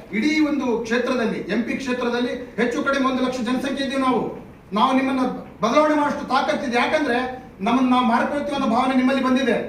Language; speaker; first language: Kannada; non-native, local second language; Lambadi